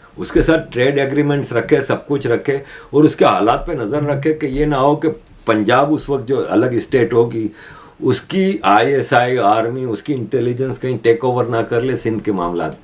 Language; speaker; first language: Urdu; native; Urdu